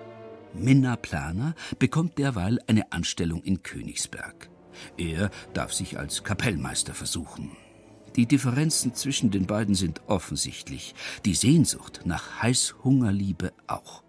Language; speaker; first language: German; native; German